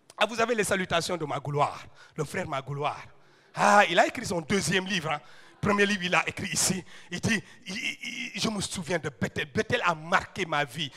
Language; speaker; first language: French; non-native, local second language; Wolof